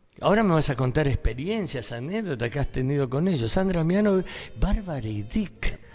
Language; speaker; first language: Spanish; native; Spanish